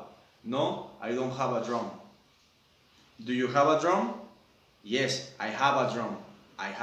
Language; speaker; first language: English; non-native, fluent; Spanish